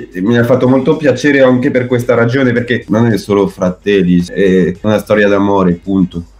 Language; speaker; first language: Italian; non-native, fluent; French